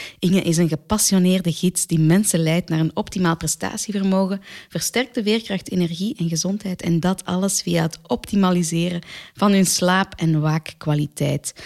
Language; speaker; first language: Dutch; native; Dutch